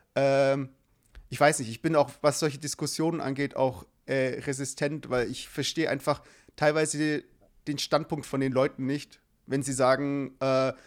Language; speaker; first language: German; native; German